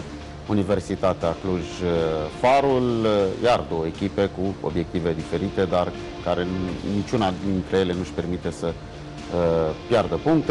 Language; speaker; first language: Romanian; native; Romanian